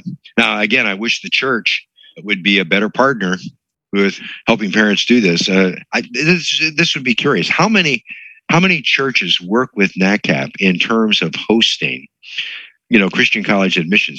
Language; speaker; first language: English; native; English